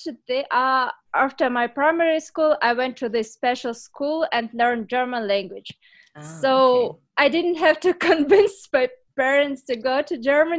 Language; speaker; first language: English; non-native, fluent; Ukrainian